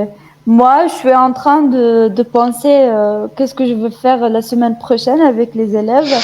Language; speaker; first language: French; non-native, fluent; Arabic